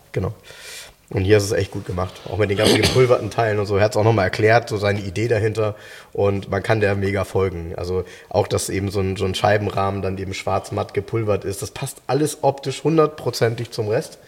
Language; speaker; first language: German; native; German